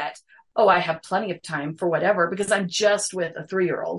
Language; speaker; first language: English; native; English